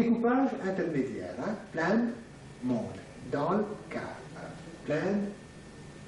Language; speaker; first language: French; native; French